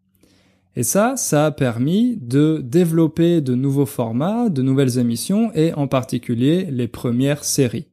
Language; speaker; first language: French; native; French